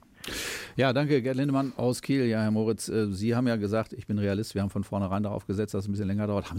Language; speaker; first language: German; native; German